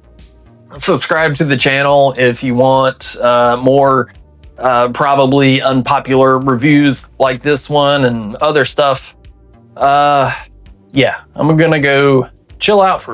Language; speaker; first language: English; native; English